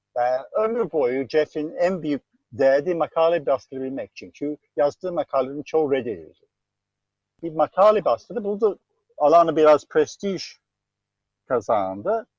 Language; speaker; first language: Turkish; non-native, fluent; English